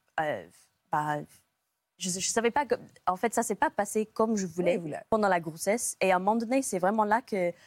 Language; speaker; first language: French; non-native, fluent; English